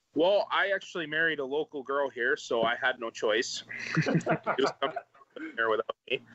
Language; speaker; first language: English; native; English